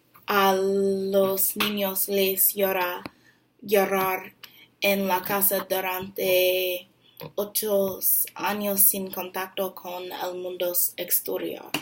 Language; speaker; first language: Spanish; non-native, learner; English